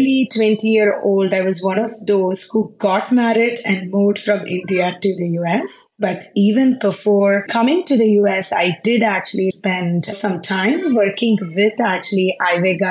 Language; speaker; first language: English; non-native, local second language; Tamil